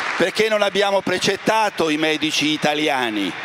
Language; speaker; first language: Italian; native; Italian